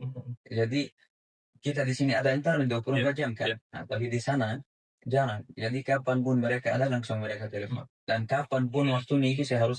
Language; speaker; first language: Indonesian; non-native, fluent; Arabic